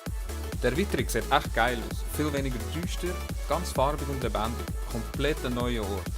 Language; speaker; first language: German; native; German